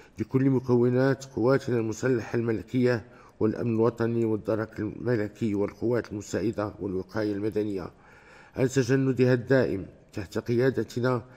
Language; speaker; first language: Arabic; native; Arabic